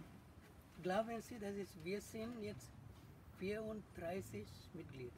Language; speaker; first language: German; non-native, learner; Sinhala